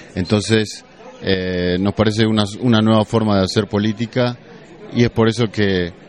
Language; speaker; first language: Spanish; native; Spanish